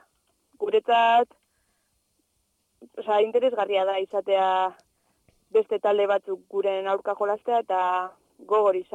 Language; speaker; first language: Basque; non-native, local second language; Spanish